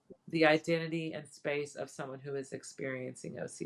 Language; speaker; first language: English; native; English